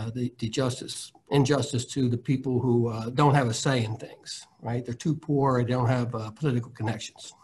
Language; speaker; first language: English; native; English